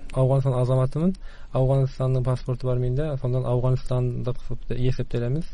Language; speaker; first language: Kazakh; early bilingual, heritage; Kazakh